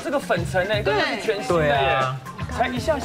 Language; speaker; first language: Chinese; native; Chinese